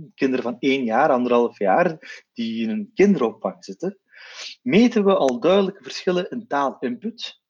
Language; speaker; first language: Dutch; non-native, local second language; Turkish